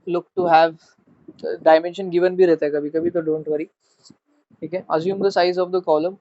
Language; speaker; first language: Hindi; non-native, local second language; Marathi